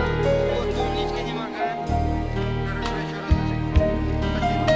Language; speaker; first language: Russian; native; Russian